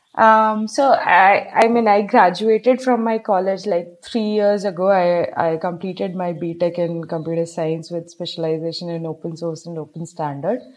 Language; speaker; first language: English; non-native, local second language; Hindi